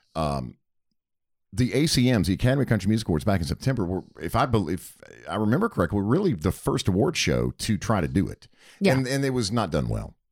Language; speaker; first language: English; native; English